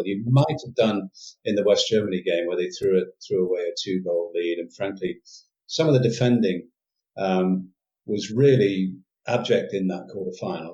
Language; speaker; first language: English; native; English